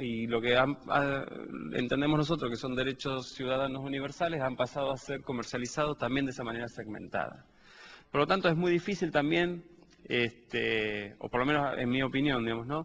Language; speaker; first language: Spanish; native; Spanish